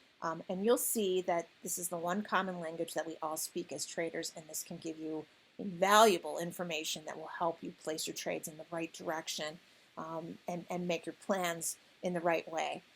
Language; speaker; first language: English; native; English